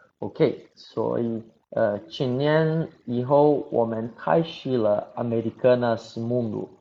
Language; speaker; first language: Chinese; non-native, learner; Portuguese